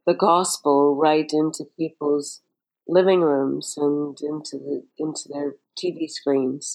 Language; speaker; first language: English; native; English